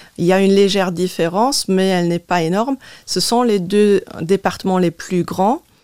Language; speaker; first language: French; non-native, local second language; Luxembourgish